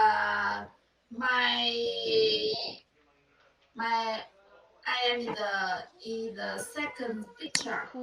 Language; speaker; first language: English; non-native, learner; Vietnamese